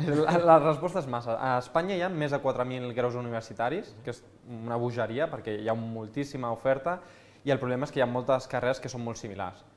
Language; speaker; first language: Catalan; native; Catalan